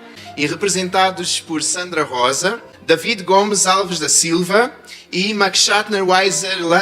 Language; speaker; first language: Portuguese; native; Portuguese